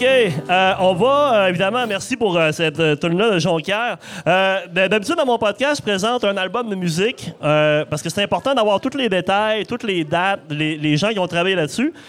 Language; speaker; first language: French; native; French